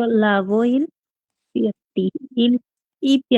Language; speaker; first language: Italian; non-native, learner; Bangla